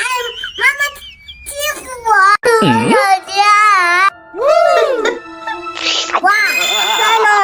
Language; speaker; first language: Chinese; native; Chinese